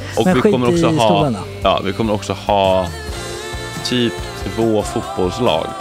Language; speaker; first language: Swedish; native; Swedish